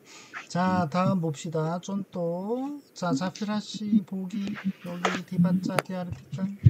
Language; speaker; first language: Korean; native; Korean